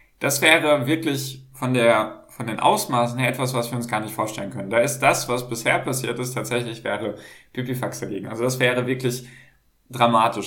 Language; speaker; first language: German; native; German